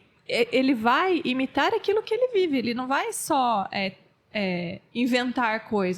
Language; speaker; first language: Portuguese; native; Portuguese